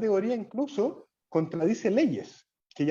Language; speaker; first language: Spanish; native; Spanish